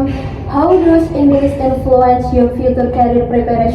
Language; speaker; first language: English; non-native, learner; Indonesian